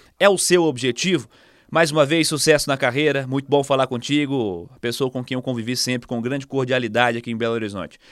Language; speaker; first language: Portuguese; native; Portuguese